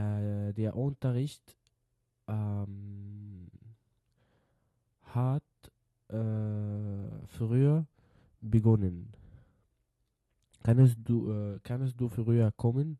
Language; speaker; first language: German; non-native, fluent; Arabic